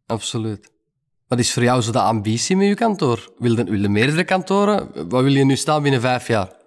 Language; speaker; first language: Dutch; native; Dutch